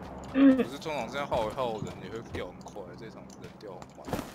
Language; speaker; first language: Chinese; native; Chinese